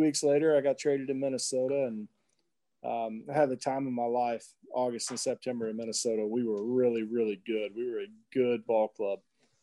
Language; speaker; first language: English; native; English